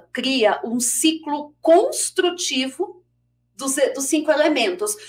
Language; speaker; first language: Portuguese; native; Portuguese